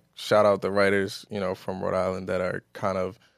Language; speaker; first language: English; early bilingual, other home language; Yoruba